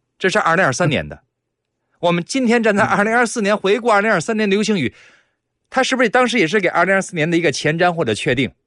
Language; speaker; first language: Chinese; native; Chinese